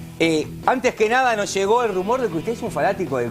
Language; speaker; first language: Spanish; native; Spanish